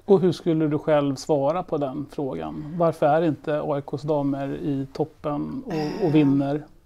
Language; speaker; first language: Swedish; native; Swedish